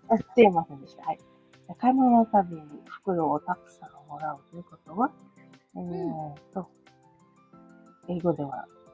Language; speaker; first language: Japanese; non-native, learner; Filipino